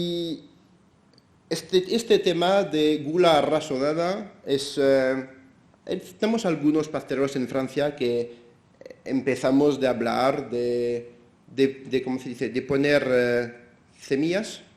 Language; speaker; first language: Spanish; non-native, fluent; French